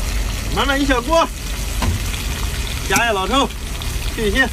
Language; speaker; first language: Chinese; native; Chinese